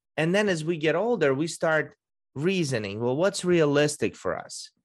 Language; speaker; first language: English; early bilingual, other home language; Russian